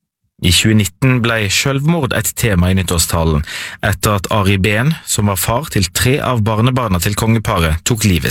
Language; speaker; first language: Norwegian; native; Norwegian